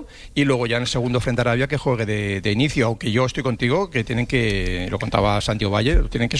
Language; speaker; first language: Spanish; native; Spanish